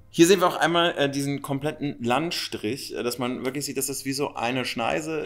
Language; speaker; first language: German; native; German